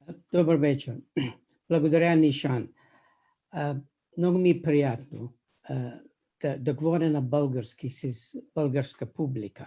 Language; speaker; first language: Bulgarian; non-native, fluent; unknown